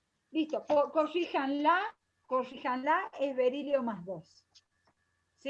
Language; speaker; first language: Spanish; native; Spanish